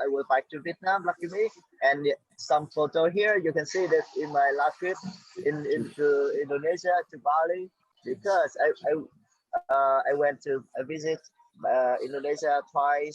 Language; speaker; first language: English; non-native, fluent; Vietnamese